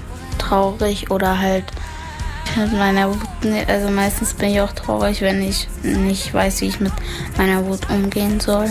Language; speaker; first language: German; native; German